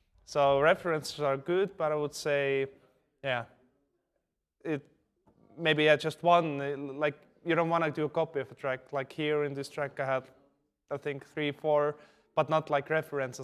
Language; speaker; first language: English; non-native, fluent; Estonian